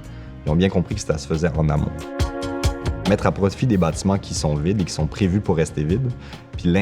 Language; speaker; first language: French; native; French